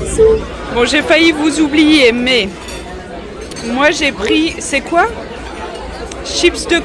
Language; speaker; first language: French; native; French